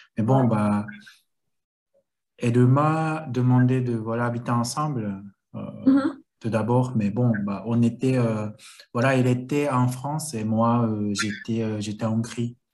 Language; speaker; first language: French; non-native, learner; Japanese